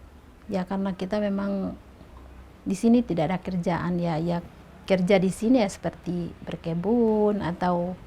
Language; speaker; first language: Indonesian; non-native, local second language; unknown